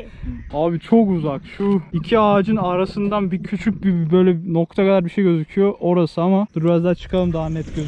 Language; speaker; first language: Turkish; native; Turkish